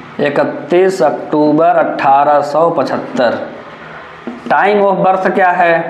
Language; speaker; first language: Hindi; native; Hindi